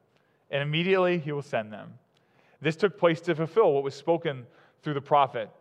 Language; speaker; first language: English; native; English